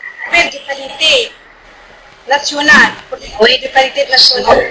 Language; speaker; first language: French; non-native, local second language; Arabic